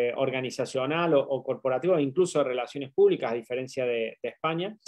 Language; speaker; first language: Spanish; native; Spanish